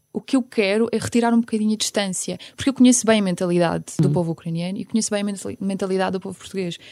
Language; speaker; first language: Portuguese; early bilingual, other home language; Ukrainian